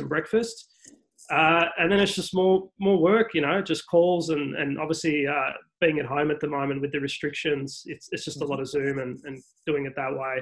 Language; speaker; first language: English; native; English